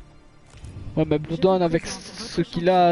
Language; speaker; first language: French; native; French